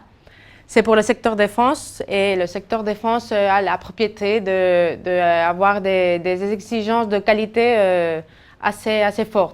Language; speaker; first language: French; non-native, fluent; Spanish